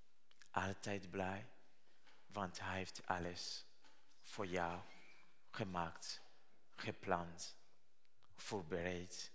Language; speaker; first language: Dutch; non-native, learner; Rundi